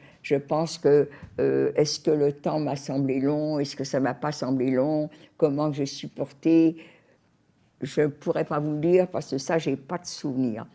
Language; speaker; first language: French; native; French